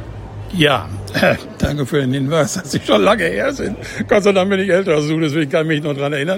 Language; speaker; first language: German; native; German